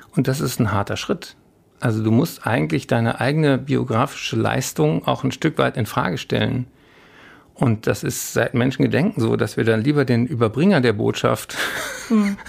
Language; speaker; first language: German; native; German